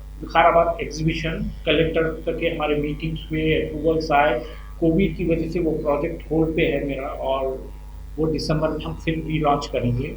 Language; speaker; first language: Hindi; non-native, local second language; Urdu